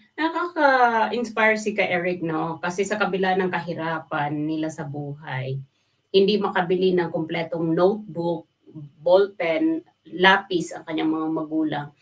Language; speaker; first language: Filipino; non-native, local second language; Waray